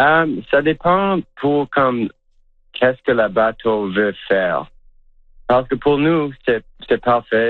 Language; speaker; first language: French; non-native, local second language; English